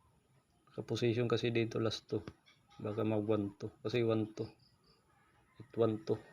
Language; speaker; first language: Filipino; non-native, local second language; Waray